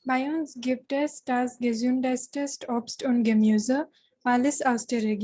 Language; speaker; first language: German; non-native, learner; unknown